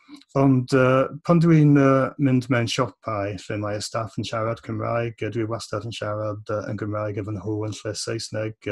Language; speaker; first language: Welsh; non-native, fluent; English